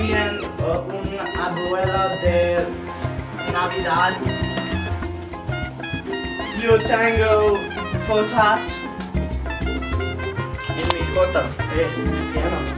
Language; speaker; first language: Spanish; non-native, learner; English